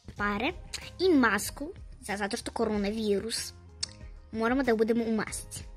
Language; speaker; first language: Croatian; early bilingual, other home language; Russian